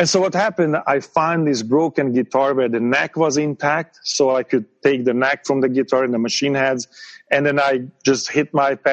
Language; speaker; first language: English; non-native, fluent; Hungarian